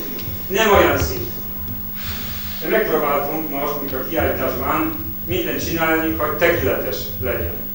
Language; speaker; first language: Hungarian; non-native, learner; Polish